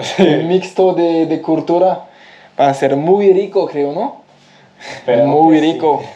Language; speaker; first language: Spanish; non-native, learner; French